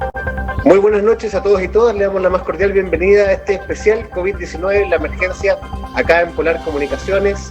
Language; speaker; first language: Spanish; native; Spanish